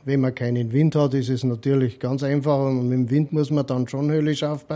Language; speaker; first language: German; native; German